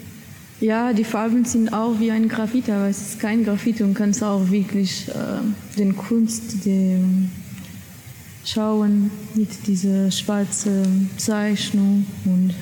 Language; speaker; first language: German; non-native, learner; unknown